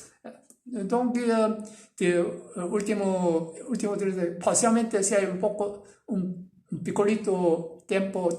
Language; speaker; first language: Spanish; non-native, learner; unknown